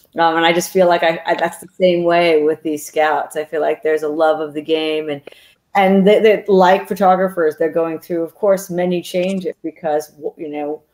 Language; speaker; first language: English; native; English